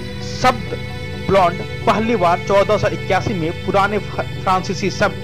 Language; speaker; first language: Hindi; native; Hindi